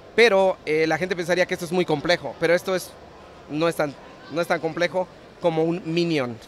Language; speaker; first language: Spanish; early bilingual, heritage; Spanish